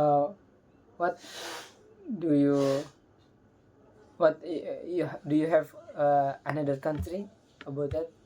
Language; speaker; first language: English; non-native, learner; Indonesian